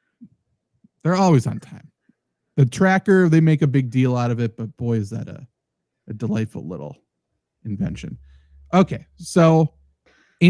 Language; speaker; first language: English; native; English